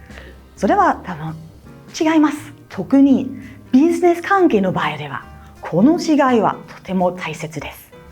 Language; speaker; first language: Japanese; non-native, fluent; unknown